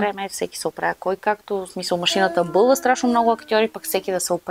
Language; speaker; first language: Bulgarian; native; Bulgarian